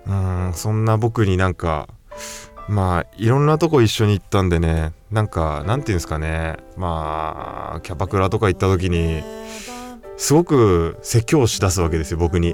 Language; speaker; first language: Japanese; native; Japanese